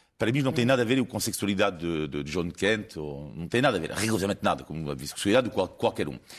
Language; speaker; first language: Portuguese; non-native, fluent; French